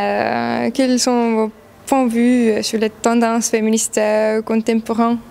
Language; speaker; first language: French; non-native, fluent; Estonian